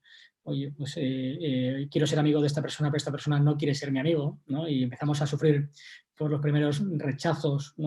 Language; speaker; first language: Spanish; native; Spanish